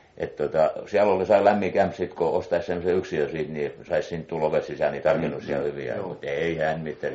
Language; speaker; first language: Finnish; native; Finnish